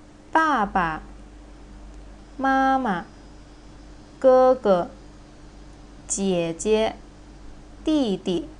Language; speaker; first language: Chinese; non-native, fluent; Thai